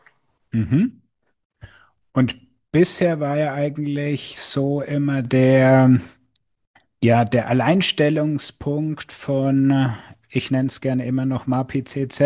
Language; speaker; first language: German; native; German